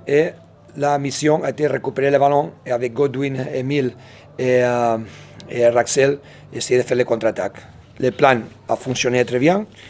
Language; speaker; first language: French; non-native, fluent; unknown